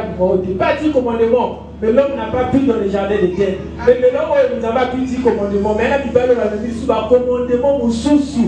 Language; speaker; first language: French; non-native, local second language; Lingala